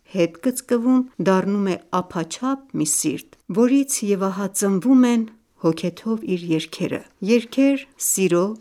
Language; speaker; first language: Armenian; early bilingual, heritage; Armenian